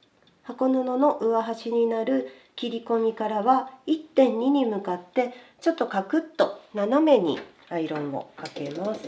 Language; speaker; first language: Japanese; native; Japanese